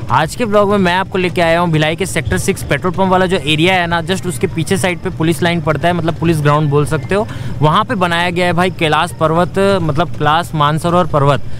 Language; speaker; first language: Hindi; native; Hindi